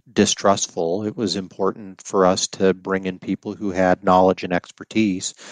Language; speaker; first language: English; native; English